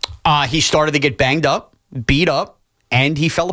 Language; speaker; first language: English; native; English